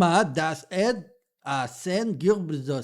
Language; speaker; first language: German; non-native, learner; French